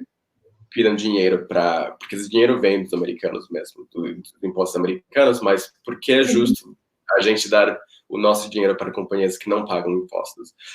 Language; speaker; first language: Portuguese; non-native, fluent; Spanish